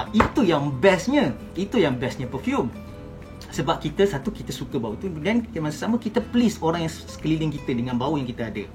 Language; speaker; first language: Malay; native; Malay